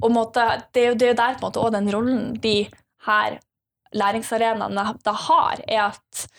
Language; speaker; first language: Norwegian; native; Norwegian